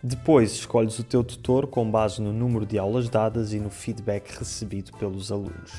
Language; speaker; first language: Portuguese; native; Portuguese